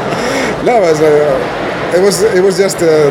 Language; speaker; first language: English; non-native, fluent; Spanish